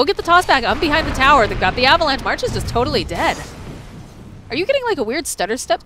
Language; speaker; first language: English; native; English